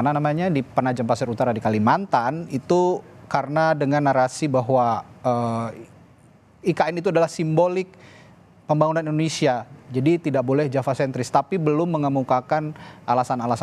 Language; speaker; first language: Indonesian; native; Indonesian